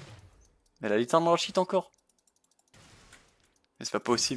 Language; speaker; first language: French; native; French